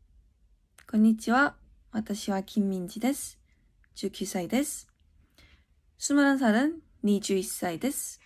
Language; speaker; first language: Japanese; non-native, learner; Korean